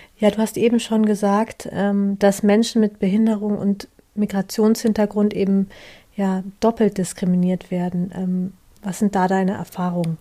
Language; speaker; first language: German; early bilingual, other home language; Turkish